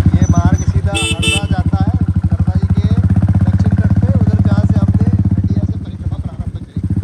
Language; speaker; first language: Hindi; native; Hindi